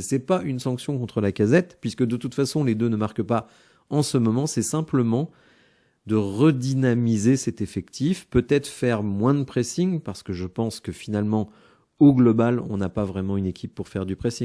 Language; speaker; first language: French; native; French